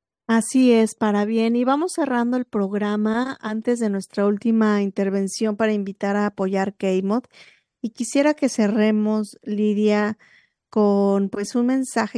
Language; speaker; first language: Spanish; native; Spanish